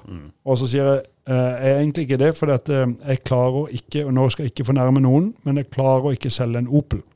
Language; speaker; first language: Norwegian; native; Norwegian